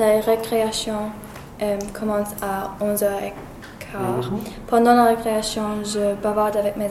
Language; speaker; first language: French; non-native, learner; English